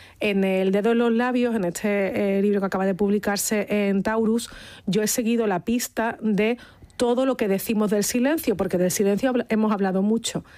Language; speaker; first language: Spanish; native; Spanish